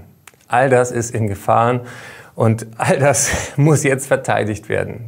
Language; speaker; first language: German; native; German